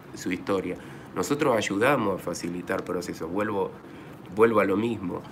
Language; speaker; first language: Spanish; native; Spanish